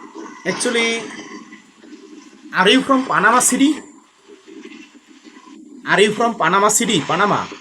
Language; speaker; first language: English; non-native, local second language; Bangla